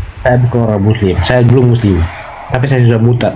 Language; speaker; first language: Indonesian; non-native, fluent; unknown